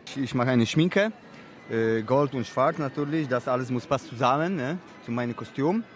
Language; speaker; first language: German; non-native, fluent; Polish